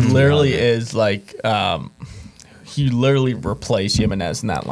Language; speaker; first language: English; native; English